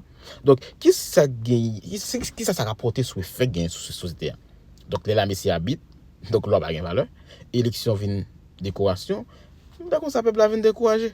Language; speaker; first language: French; non-native, local second language; Haitian Creole